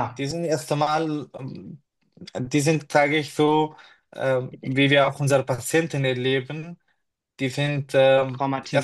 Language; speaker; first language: German; non-native, fluent; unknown